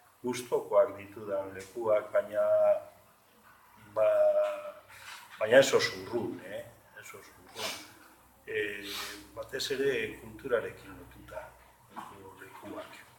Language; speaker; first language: Basque; non-native, local second language; Spanish